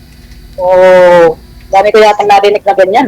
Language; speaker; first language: Filipino; non-native, local second language; Iloko